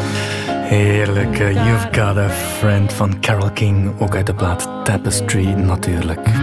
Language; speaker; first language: Dutch; native; Dutch